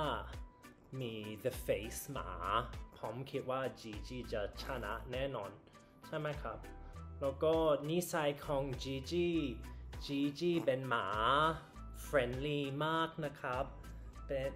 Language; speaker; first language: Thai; non-native, learner; English